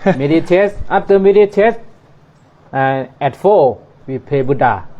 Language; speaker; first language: English; non-native, learner; Thai